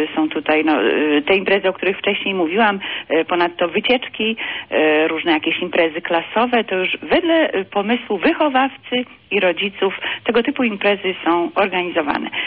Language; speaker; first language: Polish; native; Polish